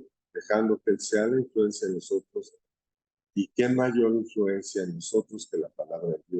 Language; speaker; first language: Spanish; native; Spanish